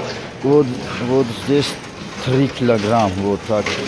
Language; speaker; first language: Russian; non-native, fluent; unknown